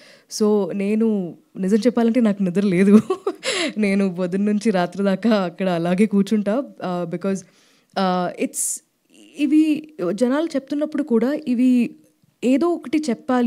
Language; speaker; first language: Telugu; non-native, fluent; Malayalam